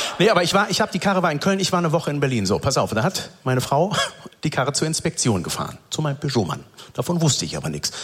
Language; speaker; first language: German; native; German